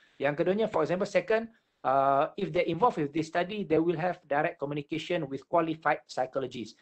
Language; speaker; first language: English; non-native, local second language; Malay